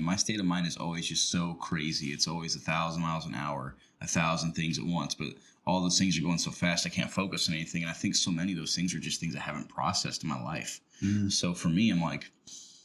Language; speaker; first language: English; native; English